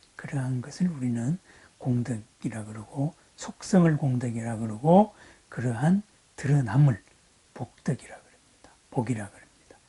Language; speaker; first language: Korean; native; Korean